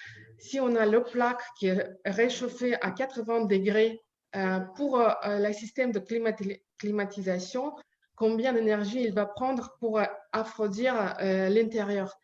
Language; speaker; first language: French; non-native, learner; Ukrainian